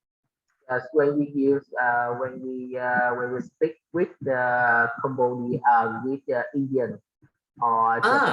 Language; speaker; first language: English; non-native, learner; Vietnamese